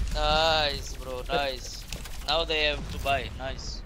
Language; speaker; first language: English; non-native, learner; Spanish